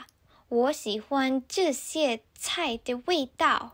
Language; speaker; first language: Chinese; non-native, learner; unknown